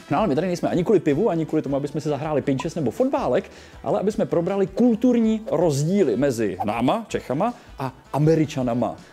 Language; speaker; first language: Czech; native; Czech